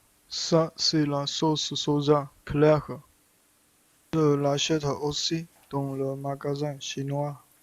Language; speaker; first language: French; non-native, learner; Chinese